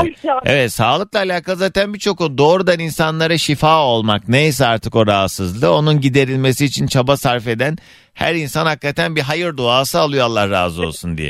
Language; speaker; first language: Turkish; native; Turkish